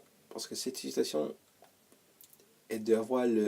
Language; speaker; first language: French; non-native, learner; English